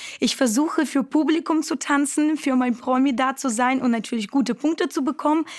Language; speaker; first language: German; non-native, fluent; Romanian